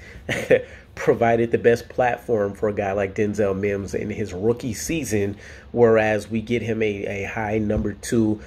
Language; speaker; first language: English; native; English